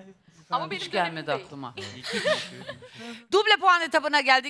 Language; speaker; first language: Turkish; native; Turkish